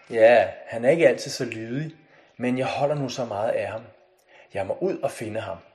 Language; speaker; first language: Danish; native; Danish